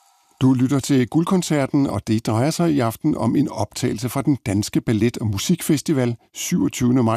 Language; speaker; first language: Danish; native; Danish